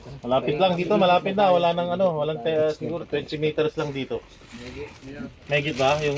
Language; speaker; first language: Filipino; native; Filipino